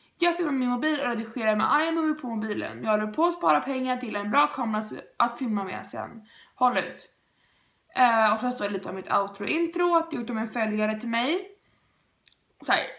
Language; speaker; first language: Swedish; native; Swedish